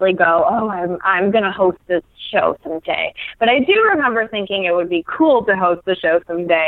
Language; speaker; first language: English; native; English